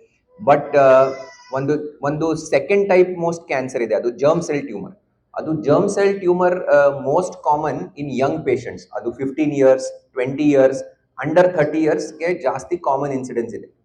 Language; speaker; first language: Kannada; non-native, learner; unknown